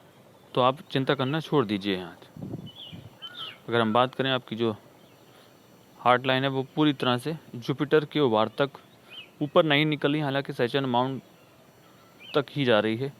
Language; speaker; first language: Hindi; native; Hindi